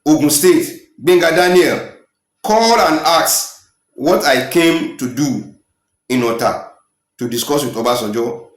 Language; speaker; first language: English; non-native, local second language; Yoruba